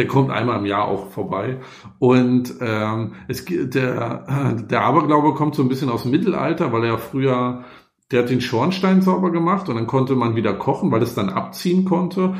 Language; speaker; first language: German; native; German